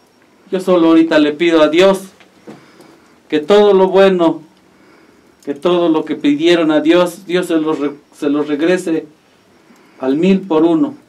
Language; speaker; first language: Spanish; native; Spanish